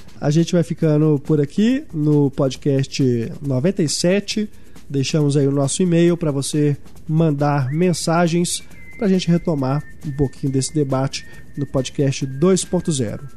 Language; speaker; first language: Portuguese; native; Portuguese